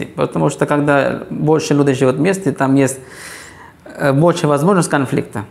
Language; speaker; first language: Russian; non-native, fluent; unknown